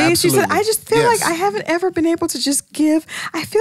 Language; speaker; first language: English; native; English